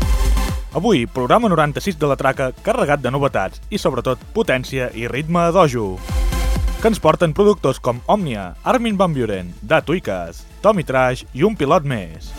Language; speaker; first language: Catalan; native; Catalan